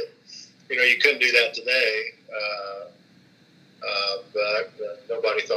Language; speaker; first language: English; native; English